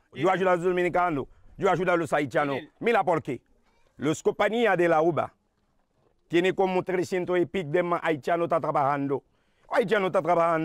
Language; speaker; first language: Spanish; non-native, local second language; Haitian Creole